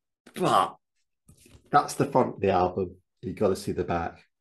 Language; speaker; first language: English; native; English